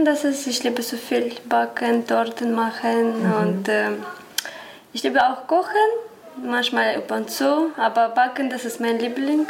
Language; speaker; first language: German; non-native, learner; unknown